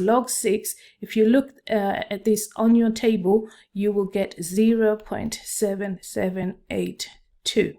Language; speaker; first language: English; non-native, local second language; Swahili